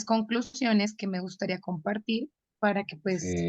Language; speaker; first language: Spanish; native; Spanish